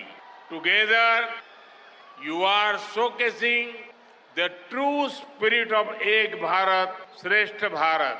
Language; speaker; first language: English; non-native, local second language; Gujarati